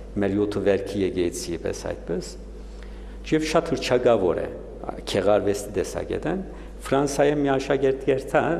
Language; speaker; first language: Armenian; native; Armenian